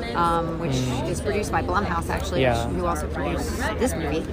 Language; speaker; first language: English; native; English